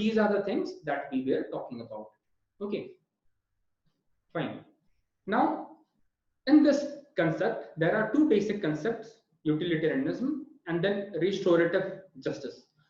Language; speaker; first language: English; non-native, local second language; Hindi